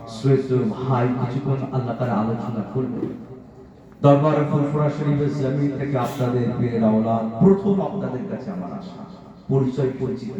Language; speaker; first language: Bangla; native; Bangla